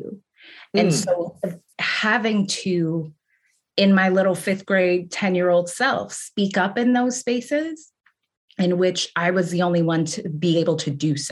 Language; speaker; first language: English; native; English